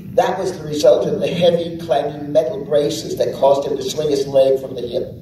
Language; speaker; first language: English; native; English